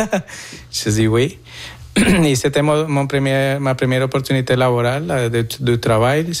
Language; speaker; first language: French; non-native, fluent; Spanish